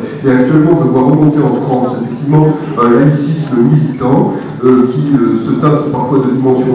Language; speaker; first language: French; native; French